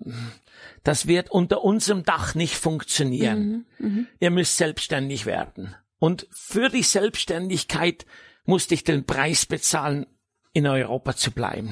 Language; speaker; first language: German; native; German